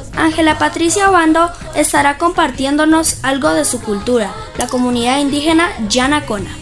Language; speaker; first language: Spanish; native; Spanish